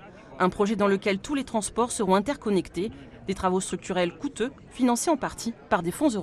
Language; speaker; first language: French; native; French